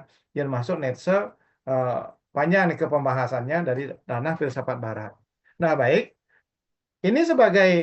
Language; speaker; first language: Indonesian; non-native, local second language; Balinese